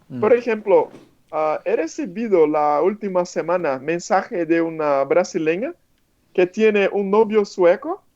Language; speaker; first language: Spanish; non-native, fluent; Portuguese